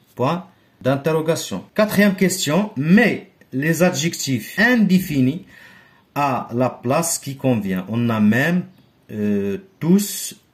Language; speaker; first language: French; non-native, local second language; Arabic